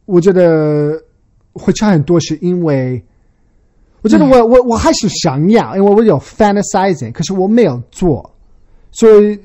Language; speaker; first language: Chinese; early bilingual, heritage; Chinese